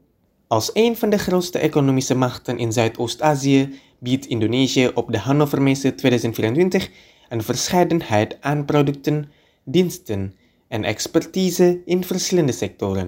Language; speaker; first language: Dutch; non-native, fluent; Indonesian